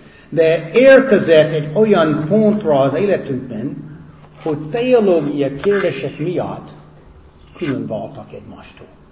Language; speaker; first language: Hungarian; non-native, fluent; English